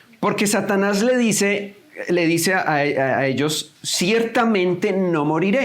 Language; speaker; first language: Spanish; native; Spanish